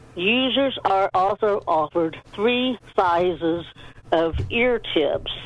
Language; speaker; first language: English; native; English